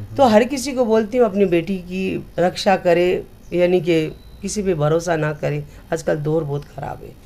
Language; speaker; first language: Urdu; early bilingual, other home language; Nepali